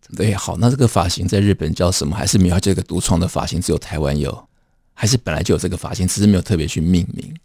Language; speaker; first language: Chinese; native; Chinese